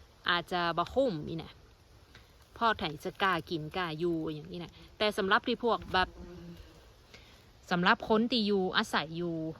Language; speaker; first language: Thai; non-native, local second language; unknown